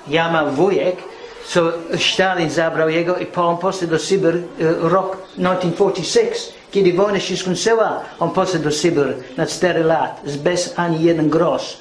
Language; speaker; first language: Polish; early bilingual, heritage; English